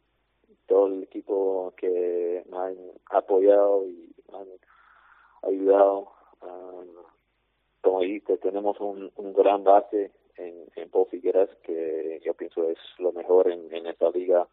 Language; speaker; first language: Spanish; non-native, fluent; English